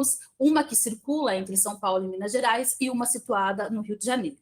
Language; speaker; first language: Portuguese; native; Portuguese